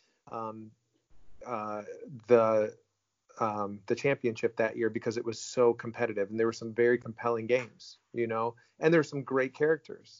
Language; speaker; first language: English; native; English